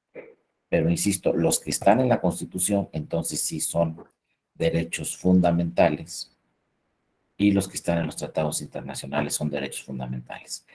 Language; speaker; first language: Spanish; native; Spanish